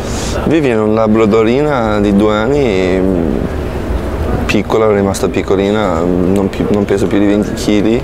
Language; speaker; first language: Italian; non-native, fluent; English